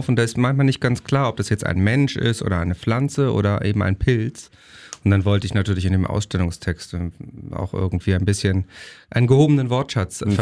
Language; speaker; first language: German; native; German